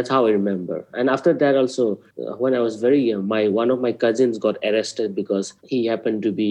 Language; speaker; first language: English; non-native, local second language; Manipuri